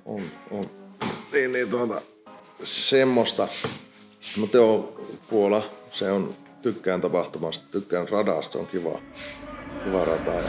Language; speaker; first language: Finnish; native; Finnish